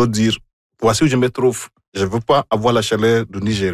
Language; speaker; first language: French; non-native, fluent; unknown